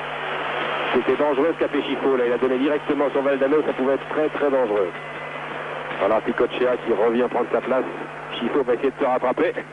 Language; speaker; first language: French; native; French